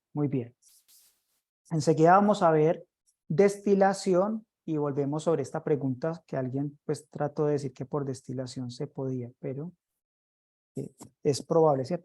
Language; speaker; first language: Spanish; native; Spanish